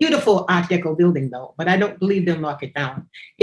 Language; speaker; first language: English; native; English